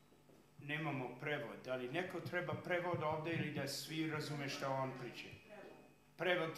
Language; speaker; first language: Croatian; early bilingual, heritage; Serbian